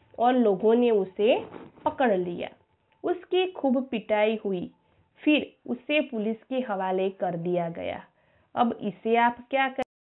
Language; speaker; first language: Hindi; non-native, local second language; Gujarati